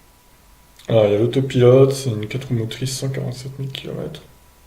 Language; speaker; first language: French; native; French